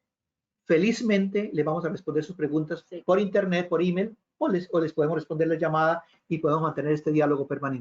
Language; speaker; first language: Spanish; native; Spanish